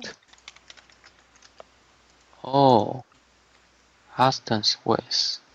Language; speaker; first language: English; non-native, learner; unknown